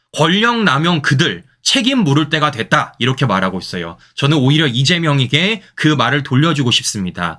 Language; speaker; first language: Korean; native; Korean